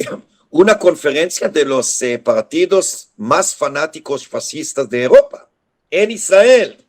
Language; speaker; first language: Spanish; non-native, fluent; Hebrew